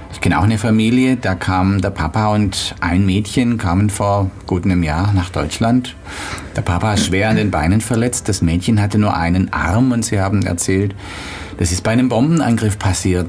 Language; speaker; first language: German; native; German